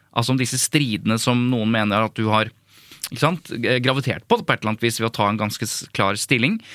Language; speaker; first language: Norwegian; native; Norwegian